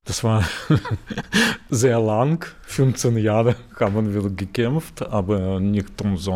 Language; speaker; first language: German; non-native, fluent; Russian